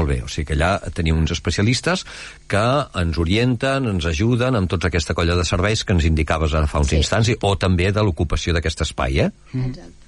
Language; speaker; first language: Catalan; native; Catalan